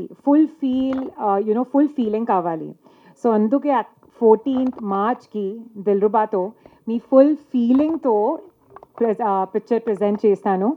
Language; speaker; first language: Telugu; non-native, learner; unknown